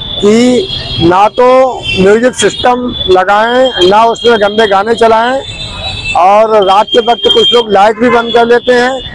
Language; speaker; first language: Hindi; native; Hindi